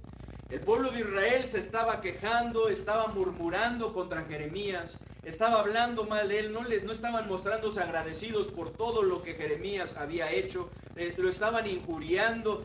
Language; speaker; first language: Spanish; native; Spanish